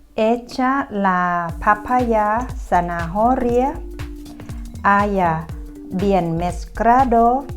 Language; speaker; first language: Spanish; non-native, learner; Thai